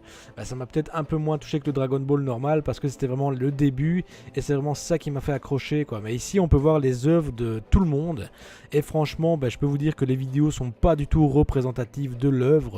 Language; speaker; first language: French; native; French